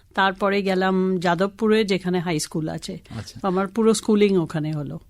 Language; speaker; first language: Bangla; non-native, local second language; Tamil